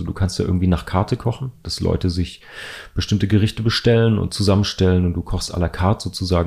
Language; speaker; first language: German; native; German